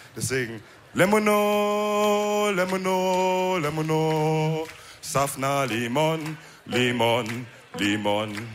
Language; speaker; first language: German; early bilingual, other home language; Wolof